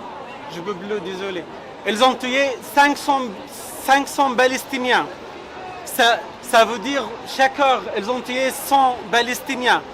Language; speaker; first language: French; non-native, fluent; Arabic